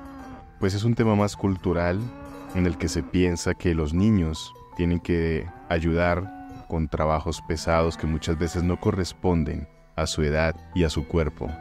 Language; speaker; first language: Spanish; native; Spanish